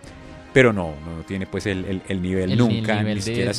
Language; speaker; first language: Spanish; native; Spanish